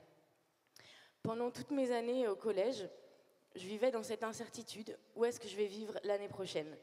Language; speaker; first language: French; native; French